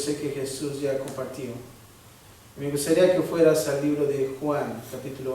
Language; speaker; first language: Spanish; early bilingual, heritage; Spanish